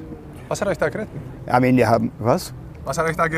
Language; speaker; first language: German; native; German